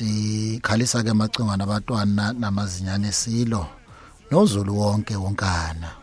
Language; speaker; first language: Zulu; native; Zulu